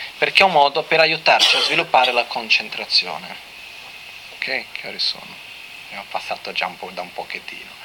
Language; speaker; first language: Italian; non-native, fluent; Portuguese